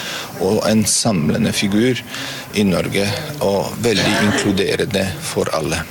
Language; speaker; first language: Norwegian; non-native, fluent; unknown